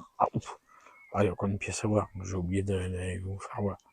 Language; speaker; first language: French; native; French